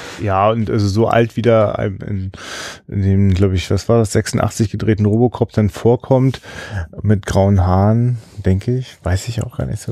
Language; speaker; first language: German; native; German